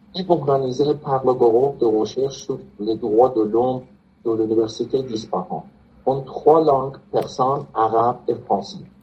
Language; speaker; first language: French; non-native, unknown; Persian